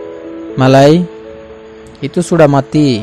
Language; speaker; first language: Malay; non-native, learner; Bangla